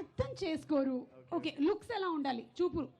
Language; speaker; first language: Telugu; native; Telugu